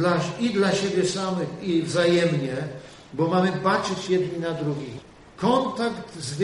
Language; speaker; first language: Polish; native; Polish